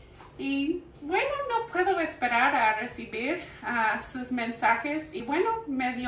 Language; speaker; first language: Spanish; early bilingual, heritage; Spanish